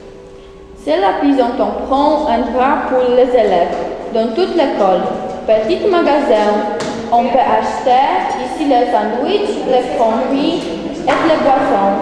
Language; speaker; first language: French; non-native, learner; Polish